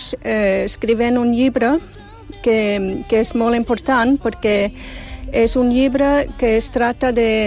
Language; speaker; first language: Catalan; non-native, fluent; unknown